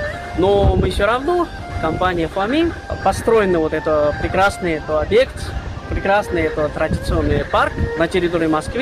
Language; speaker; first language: Russian; non-native, learner; Chinese